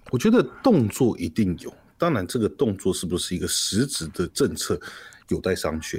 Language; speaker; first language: Chinese; native; Chinese